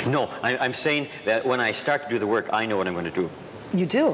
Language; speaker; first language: English; native; English